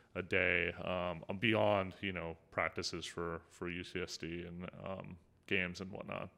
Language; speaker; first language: English; early bilingual, other home language; Hindi